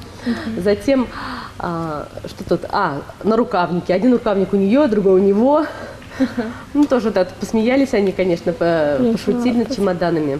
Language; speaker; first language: Russian; native; Russian